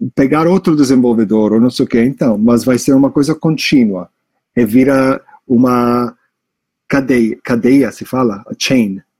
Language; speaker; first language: Portuguese; non-native, fluent; English